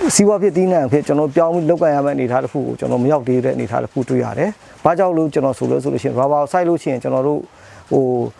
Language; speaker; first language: Burmese; non-native, local second language; Mon